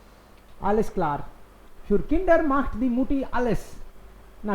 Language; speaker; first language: German; non-native, fluent; Hindi